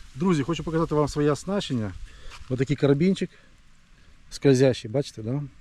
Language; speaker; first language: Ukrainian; non-native, local second language; Russian